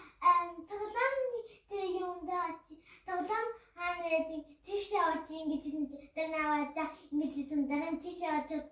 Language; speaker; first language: Mongolian; early bilingual, heritage; Mongolian